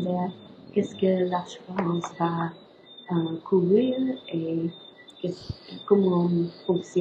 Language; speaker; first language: French; non-native, learner; English